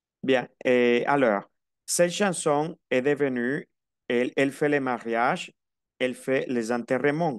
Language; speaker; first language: French; non-native, fluent; Spanish